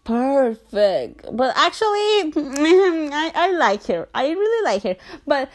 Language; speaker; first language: English; non-native, learner; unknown